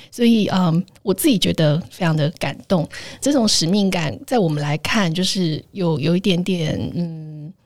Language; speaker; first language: Chinese; native; Chinese